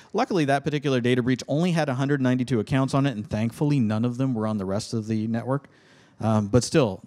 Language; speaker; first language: English; native; English